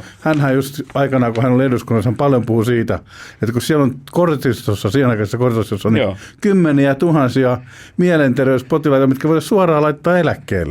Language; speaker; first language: Finnish; native; Finnish